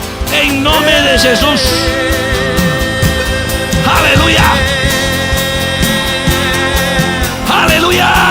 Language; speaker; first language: Portuguese; non-native, fluent; Spanish